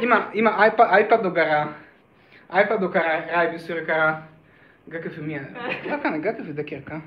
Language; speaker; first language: Japanese; non-native, fluent; Hungarian